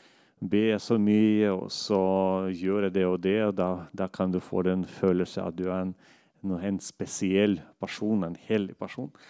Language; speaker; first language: Norwegian; non-native, fluent; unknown